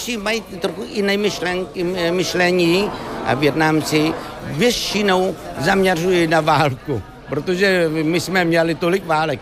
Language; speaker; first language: Czech; non-native, fluent; Vietnamese